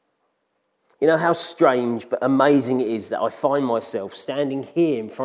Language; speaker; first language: English; native; English